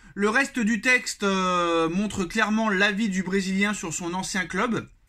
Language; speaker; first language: French; native; French